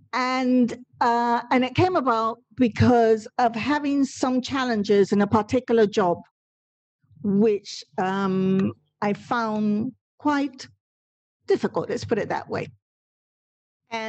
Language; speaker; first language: English; non-native, fluent; Spanish